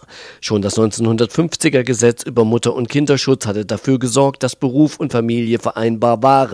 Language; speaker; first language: German; native; German